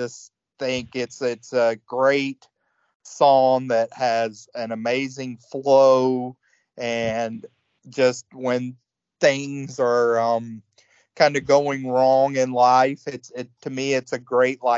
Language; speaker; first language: English; native; English